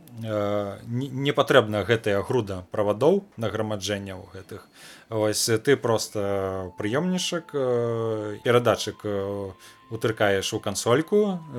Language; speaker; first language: Belarusian; non-native, local second language; Russian